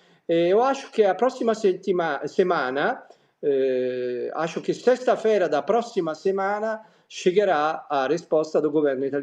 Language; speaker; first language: Portuguese; non-native, fluent; Italian